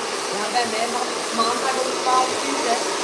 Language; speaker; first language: Dutch; native; Dutch